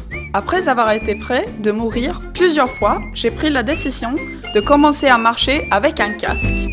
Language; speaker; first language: French; non-native, fluent; Swedish